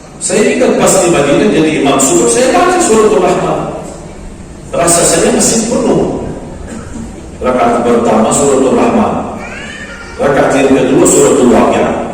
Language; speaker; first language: Malay; non-native, fluent; Arabic